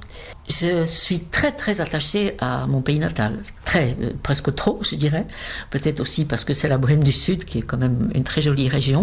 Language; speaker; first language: French; non-native, fluent; Czech